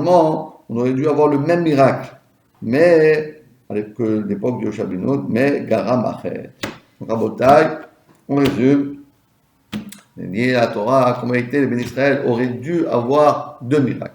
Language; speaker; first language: French; native; French